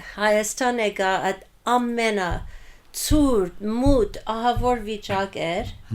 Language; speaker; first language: Armenian; early bilingual, heritage; Armenian